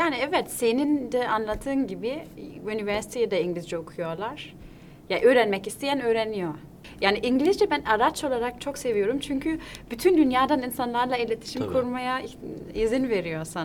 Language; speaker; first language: Turkish; non-native, fluent; German